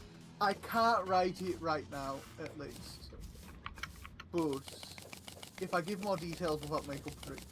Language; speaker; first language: English; native; English